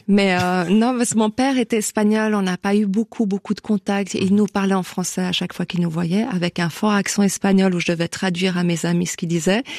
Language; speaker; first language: French; native; French